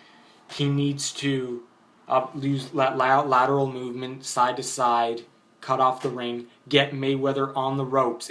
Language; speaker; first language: English; native; English